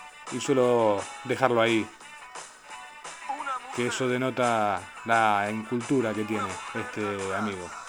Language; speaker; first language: Spanish; native; Spanish